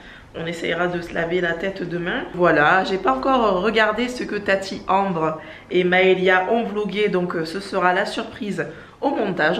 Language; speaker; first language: French; native; French